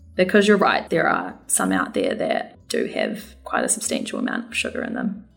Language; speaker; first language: English; native; English